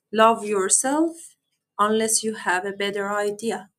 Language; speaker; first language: English; non-native, fluent; Persian